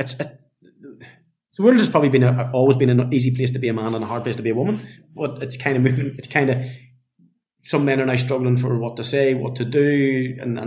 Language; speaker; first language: English; native; English